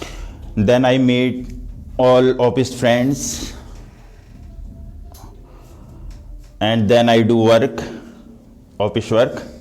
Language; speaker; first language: English; non-native, learner; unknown